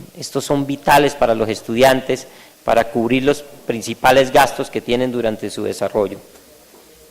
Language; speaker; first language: Spanish; native; Spanish